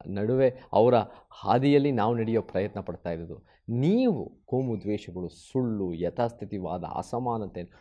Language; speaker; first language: Kannada; early bilingual, heritage; Kannada